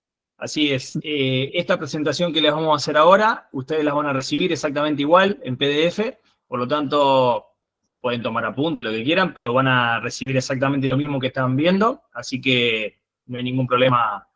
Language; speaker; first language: Spanish; native; Spanish